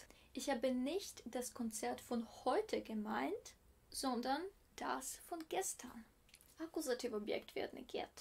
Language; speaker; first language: German; non-native, fluent; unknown